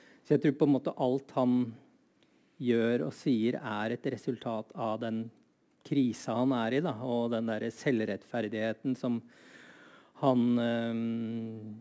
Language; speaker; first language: Norwegian; native; Norwegian